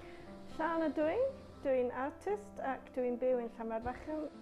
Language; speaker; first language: Welsh; non-native, learner; English